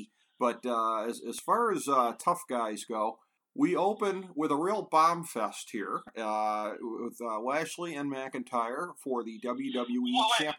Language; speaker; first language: English; native; English